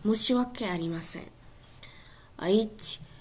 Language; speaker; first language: Japanese; non-native, learner; English